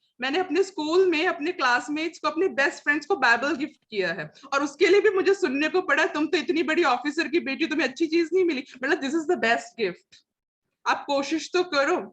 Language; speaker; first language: Hindi; non-native, local second language; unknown